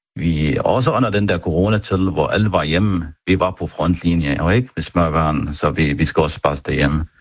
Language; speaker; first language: Danish; non-native, fluent; Arabic